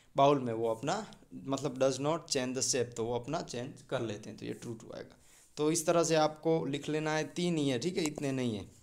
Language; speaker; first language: Hindi; native; Hindi